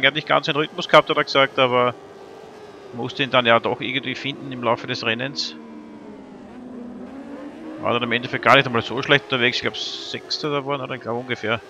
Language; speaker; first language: German; native; German